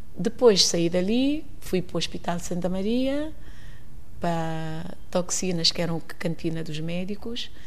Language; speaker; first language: Portuguese; non-native, local second language; Kabuverdianu